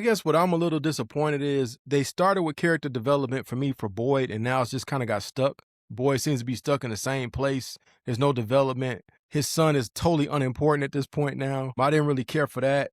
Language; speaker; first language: English; native; English